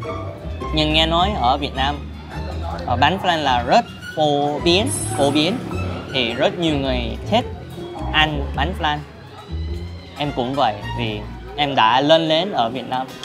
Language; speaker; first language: Vietnamese; early bilingual, other home language; Korean